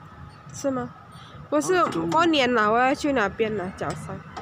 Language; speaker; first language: Chinese; non-native, learner; Indonesian